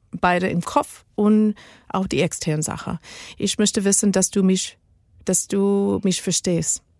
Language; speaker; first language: German; non-native, learner; Spanish